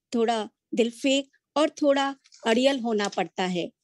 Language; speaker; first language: Hindi; native; Hindi